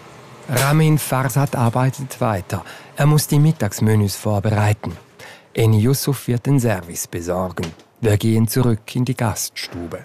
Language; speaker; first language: German; native; German